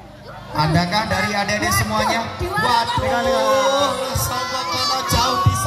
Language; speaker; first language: Indonesian; non-native, local second language; Javanese